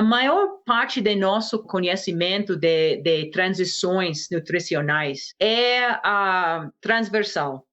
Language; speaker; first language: Portuguese; non-native, fluent; English